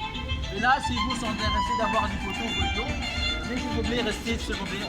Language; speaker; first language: French; non-native, learner; Arabic